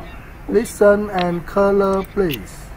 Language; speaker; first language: English; non-native, learner; Vietnamese